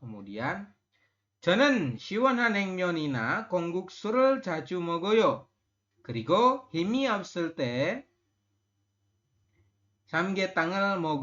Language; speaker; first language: Korean; non-native, fluent; Indonesian